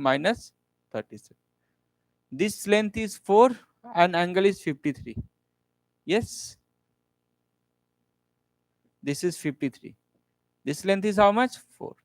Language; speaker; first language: English; non-native, local second language; Hindi